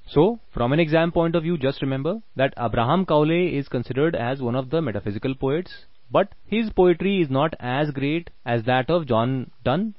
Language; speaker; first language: English; non-native, local second language; Hindi